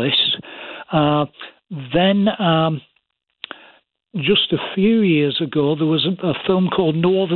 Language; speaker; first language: English; native; English